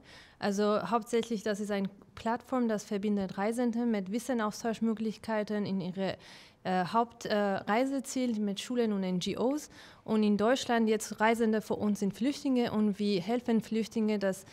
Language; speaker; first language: German; non-native, learner; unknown